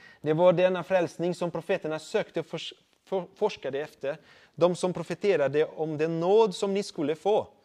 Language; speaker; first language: Swedish; non-native, fluent; Portuguese